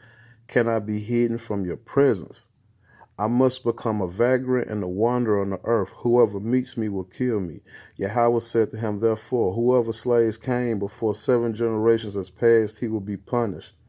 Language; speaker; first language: English; native; English